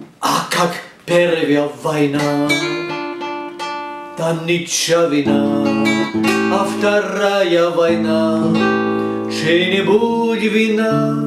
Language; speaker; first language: Russian; non-native, fluent; German